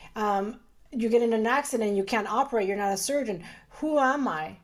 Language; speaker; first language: English; early bilingual, other home language; Spanish